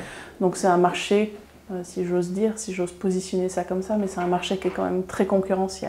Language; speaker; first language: French; native; French